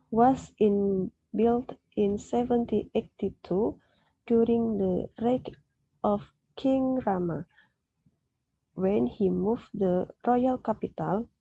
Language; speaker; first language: English; non-native, learner; Indonesian